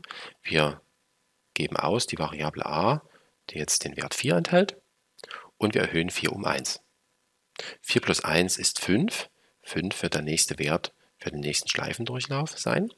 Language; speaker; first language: German; native; German